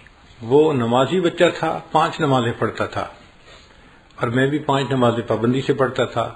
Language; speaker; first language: Urdu; native; Urdu